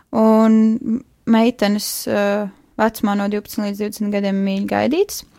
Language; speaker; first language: Latvian; native; Latvian